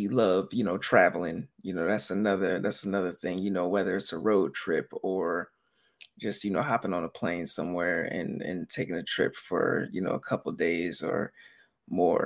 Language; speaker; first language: English; native; English